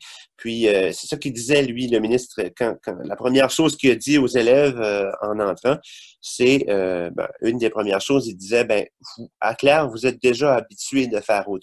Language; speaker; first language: French; native; French